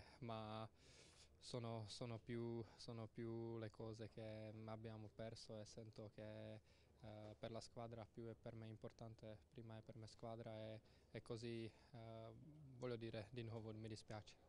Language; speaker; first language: Italian; non-native, learner; Czech